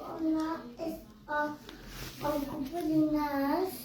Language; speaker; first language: German; early bilingual, other home language; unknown